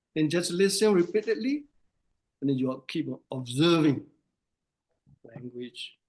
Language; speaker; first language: English; non-native, fluent; Burmese